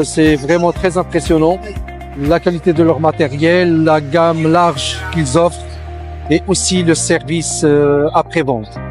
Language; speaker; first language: French; non-native, local second language; Arabic